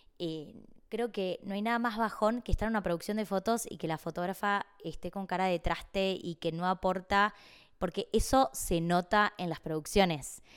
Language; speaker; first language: Spanish; native; Spanish